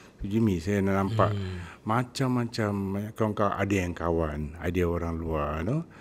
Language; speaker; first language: Malay; native; Malay